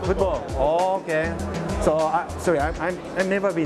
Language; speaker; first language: English; non-native, learner; Thai